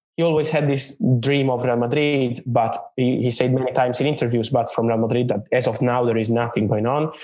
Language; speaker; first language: English; non-native, fluent; Italian